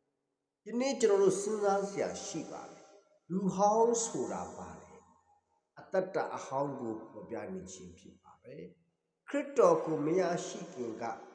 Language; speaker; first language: Burmese; non-native, local second language; Karen languages